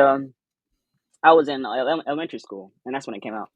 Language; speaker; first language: English; native; English